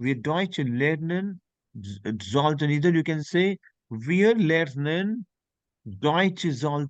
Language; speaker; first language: German; non-native, learner; Hindi